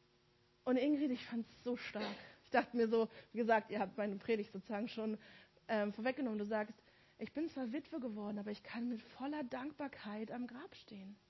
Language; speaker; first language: German; native; German